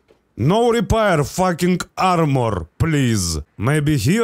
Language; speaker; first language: English; non-native, learner; Russian